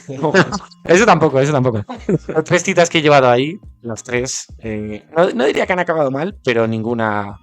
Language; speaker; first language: Spanish; native; Spanish